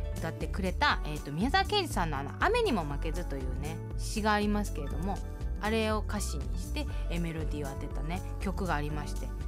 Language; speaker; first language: Japanese; early bilingual, heritage; Japanese